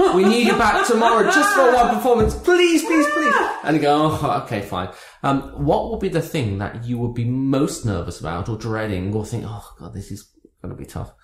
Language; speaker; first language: English; native; English